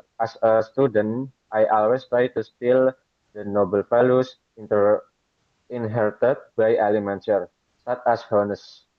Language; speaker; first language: English; non-native, learner; Indonesian